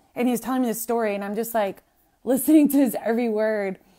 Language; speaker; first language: English; native; English